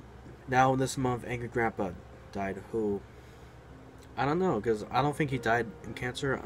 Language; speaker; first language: English; native; English